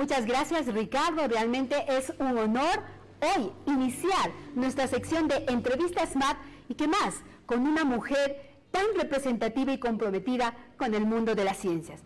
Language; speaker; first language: Spanish; native; Spanish